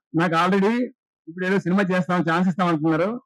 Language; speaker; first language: Telugu; native; Telugu